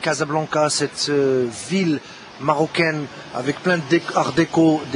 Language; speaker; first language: French; non-native, local second language; Arabic